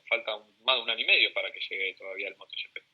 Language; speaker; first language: Spanish; native; Spanish